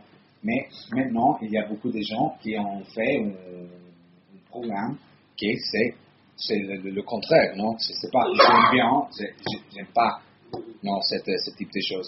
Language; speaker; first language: French; non-native, fluent; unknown